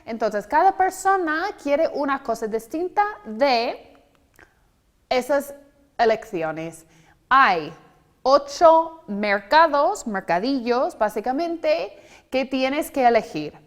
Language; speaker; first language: Spanish; non-native, fluent; English